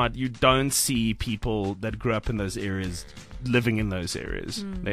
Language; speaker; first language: English; native; English